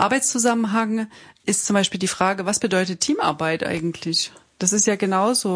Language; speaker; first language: German; native; German